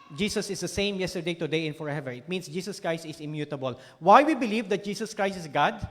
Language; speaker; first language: English; non-native, local second language; Filipino